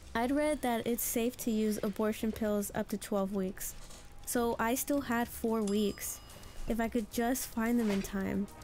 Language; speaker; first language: English; native; English